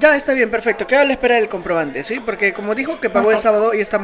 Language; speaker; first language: Spanish; native; Spanish